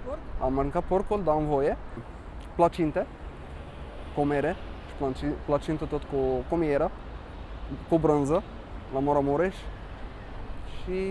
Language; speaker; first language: Romanian; non-native, fluent; Arabic